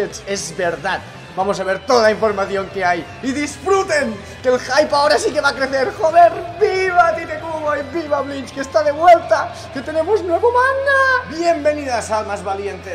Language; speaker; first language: Spanish; native; Spanish